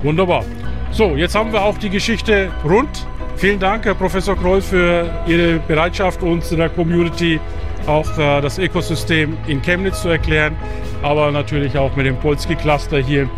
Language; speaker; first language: German; native; German